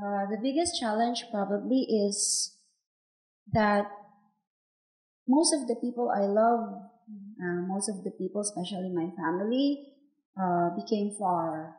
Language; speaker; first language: English; non-native, local second language; Filipino